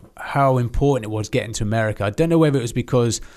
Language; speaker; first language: English; native; English